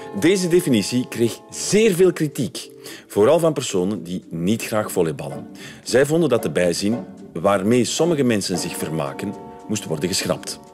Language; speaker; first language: Dutch; native; Dutch